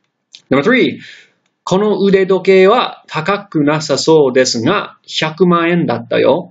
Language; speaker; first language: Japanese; non-native, fluent; English